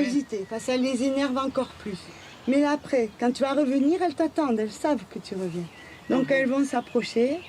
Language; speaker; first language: French; native; French